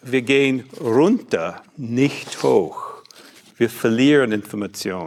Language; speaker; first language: German; non-native, learner; English